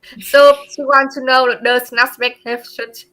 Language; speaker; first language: English; non-native, learner; Vietnamese